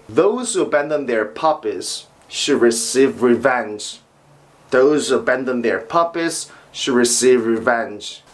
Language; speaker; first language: English; non-native, fluent; Korean